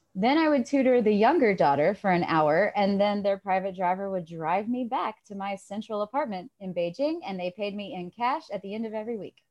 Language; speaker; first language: English; native; English